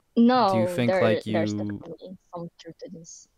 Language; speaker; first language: English; non-native, fluent; Dutch